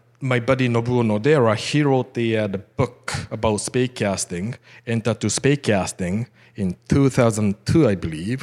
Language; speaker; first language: English; non-native, fluent; Japanese